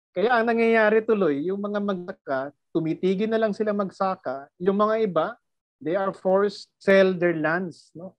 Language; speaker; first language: Filipino; non-native, local second language; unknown